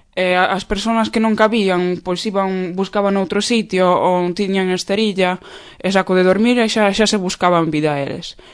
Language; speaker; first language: Galician; non-native, fluent; Polish